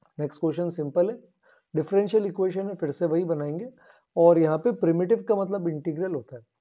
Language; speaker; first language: Hindi; native; Hindi